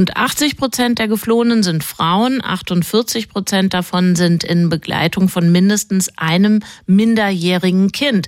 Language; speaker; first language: German; native; German